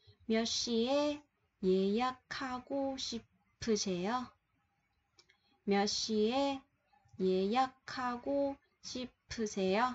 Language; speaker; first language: Korean; non-native, fluent; Vietnamese